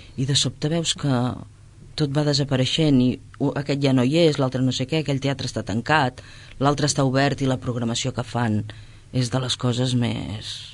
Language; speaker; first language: Catalan; native; Catalan